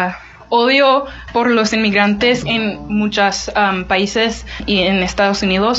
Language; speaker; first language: Spanish; non-native, learner; English